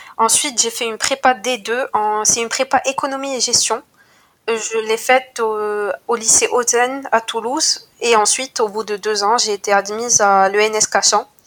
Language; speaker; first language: French; non-native, local second language; Arabic